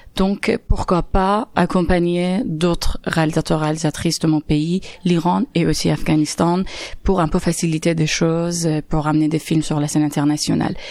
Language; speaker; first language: French; non-native, fluent; Persian